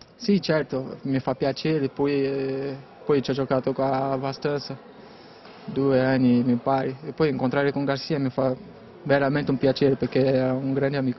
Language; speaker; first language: Italian; non-native, fluent; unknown